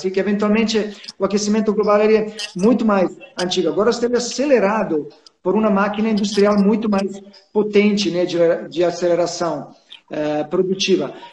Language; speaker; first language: Portuguese; non-native, fluent; Croatian